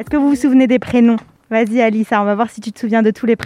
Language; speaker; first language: French; native; French